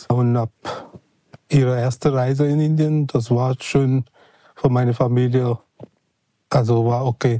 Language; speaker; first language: German; non-native, fluent; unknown